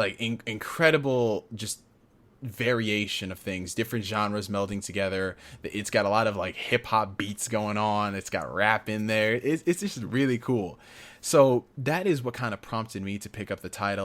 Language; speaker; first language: English; native; English